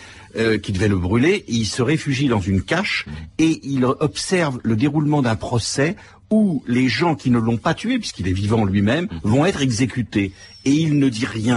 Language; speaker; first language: French; native; French